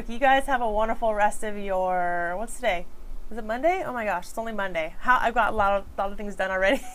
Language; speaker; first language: English; native; English